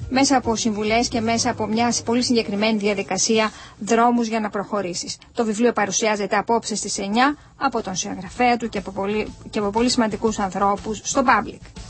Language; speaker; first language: Greek; native; Greek